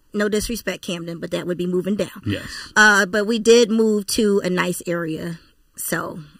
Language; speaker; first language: English; native; English